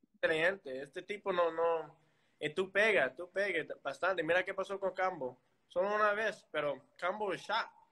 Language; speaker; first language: Spanish; early bilingual, heritage; English